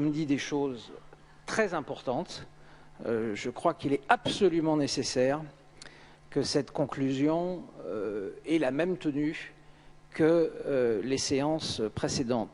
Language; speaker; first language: French; native; French